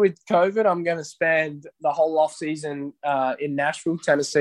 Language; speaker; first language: English; native; English